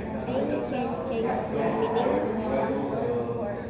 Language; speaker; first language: English; non-native, learner; Indonesian